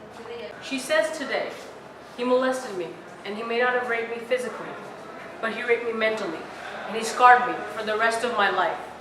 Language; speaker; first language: English; non-native, local second language; Bangla